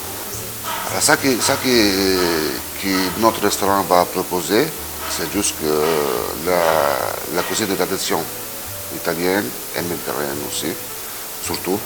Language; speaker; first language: French; non-native, fluent; Italian